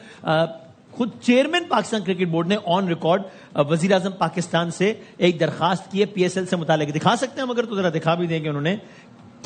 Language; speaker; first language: Urdu; native; Urdu